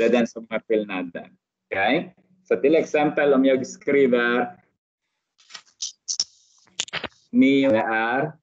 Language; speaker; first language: Swedish; non-native, fluent; Arabic